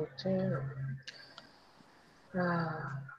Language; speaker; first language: English; non-native, fluent; Spanish